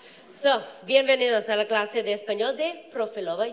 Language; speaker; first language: Spanish; non-native, fluent; English